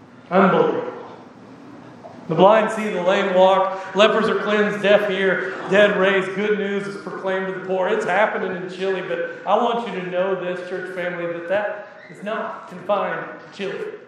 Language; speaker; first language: English; native; English